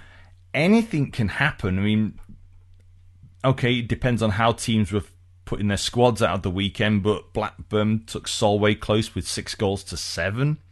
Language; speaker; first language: English; native; English